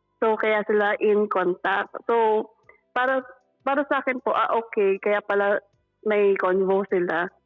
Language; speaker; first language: Filipino; non-native, local second language; Pangasinan